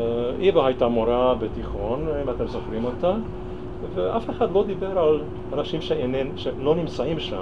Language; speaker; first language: Hebrew; non-native, fluent; Hungarian